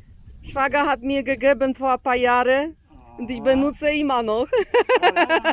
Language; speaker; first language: German; non-native, learner; Polish